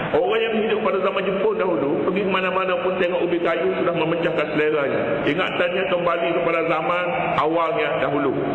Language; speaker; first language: Malay; native; Malay